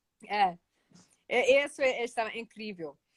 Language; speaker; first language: Portuguese; non-native, learner; English